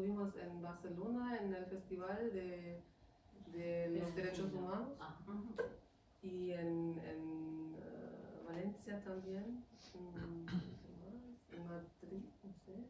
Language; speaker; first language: Spanish; non-native, fluent; German